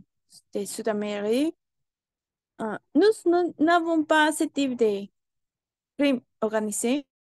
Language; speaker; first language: French; non-native, learner; Spanish